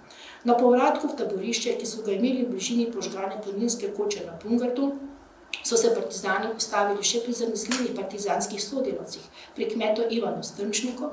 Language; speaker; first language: Slovenian; native; Slovenian